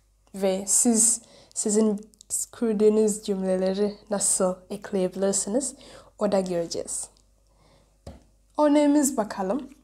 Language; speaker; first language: Turkish; non-native, learner; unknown